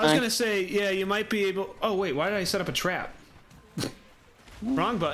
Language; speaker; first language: English; native; English